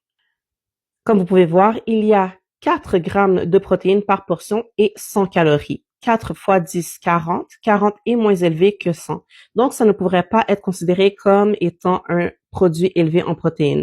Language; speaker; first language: French; native; French